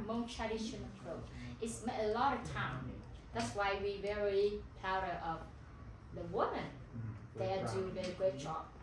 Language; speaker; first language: English; non-native, learner; Hmong